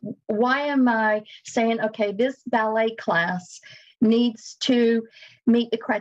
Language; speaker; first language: English; native; English